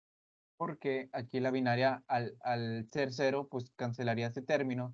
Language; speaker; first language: Spanish; native; Spanish